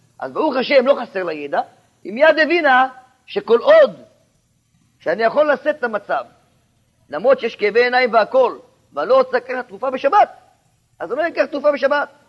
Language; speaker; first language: Hebrew; native; Hebrew